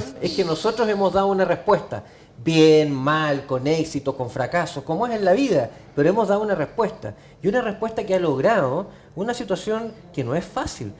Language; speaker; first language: Spanish; native; Spanish